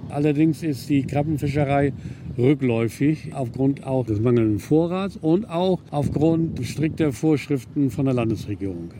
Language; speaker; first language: German; native; German